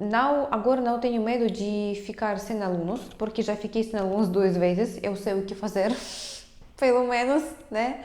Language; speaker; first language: Portuguese; non-native, fluent; Russian